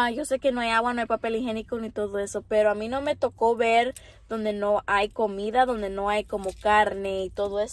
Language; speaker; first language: Spanish; early bilingual, heritage; Spanish